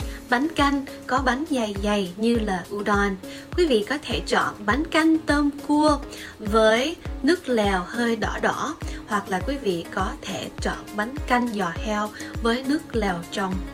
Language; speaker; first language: Vietnamese; early bilingual, heritage; Vietnamese